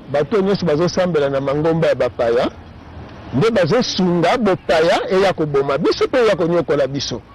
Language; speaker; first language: Lingala; non-native, local second language; Kongo